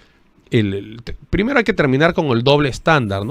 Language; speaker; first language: Spanish; native; Spanish